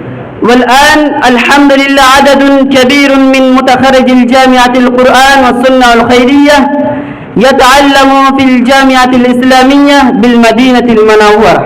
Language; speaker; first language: Arabic; non-native, learner; Bangla